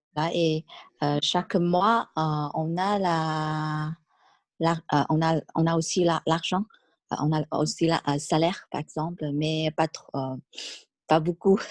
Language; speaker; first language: French; non-native, learner; Vietnamese